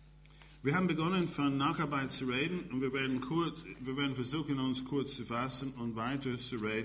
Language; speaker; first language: German; non-native, fluent; English